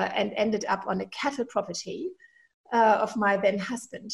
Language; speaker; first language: English; non-native, fluent; German